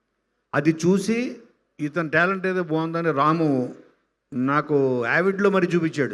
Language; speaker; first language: Telugu; native; Telugu